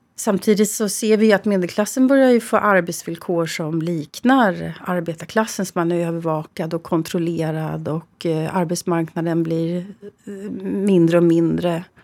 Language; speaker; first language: Swedish; native; Swedish